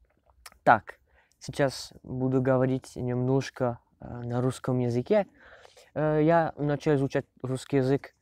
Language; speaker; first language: Russian; non-native, learner; French